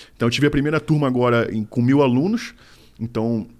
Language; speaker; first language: Portuguese; native; Portuguese